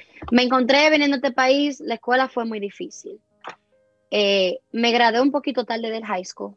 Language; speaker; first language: Spanish; early bilingual, heritage; Spanish